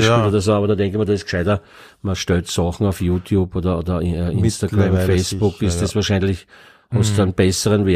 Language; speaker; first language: German; native; German